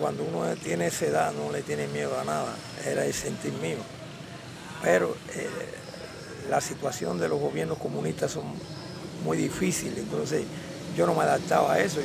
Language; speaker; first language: Spanish; native; Spanish